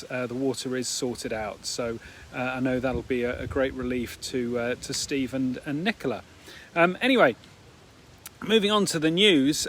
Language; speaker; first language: English; native; English